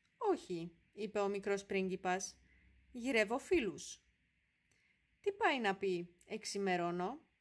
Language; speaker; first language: Greek; non-native, fluent; Polish